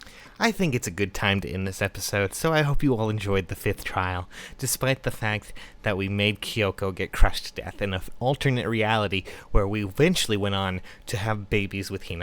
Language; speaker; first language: English; native; English